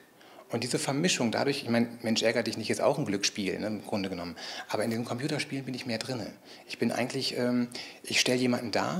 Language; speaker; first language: German; native; German